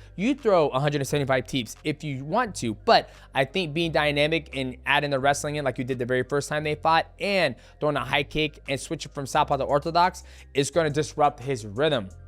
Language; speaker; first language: English; native; English